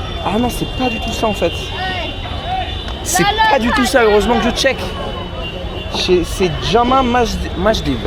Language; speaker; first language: French; native; French